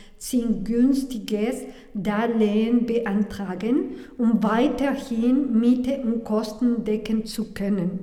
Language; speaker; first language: German; non-native, learner; Spanish